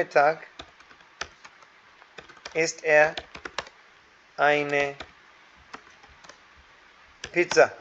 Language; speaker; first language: German; non-native, fluent; Hindi